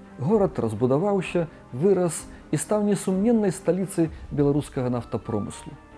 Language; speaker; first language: Belarusian; native; Belarusian